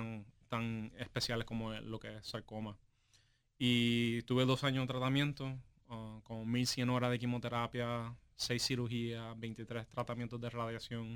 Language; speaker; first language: Spanish; native; Spanish